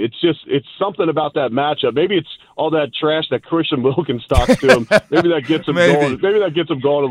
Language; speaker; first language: English; native; English